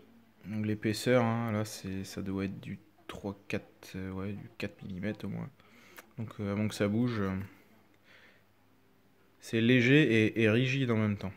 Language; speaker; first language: French; native; French